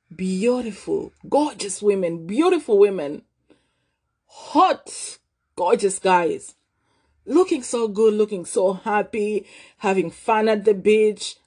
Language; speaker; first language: English; non-native, local second language; Nyanja